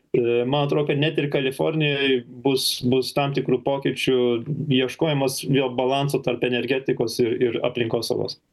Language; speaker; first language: Lithuanian; early bilingual, heritage; Lithuanian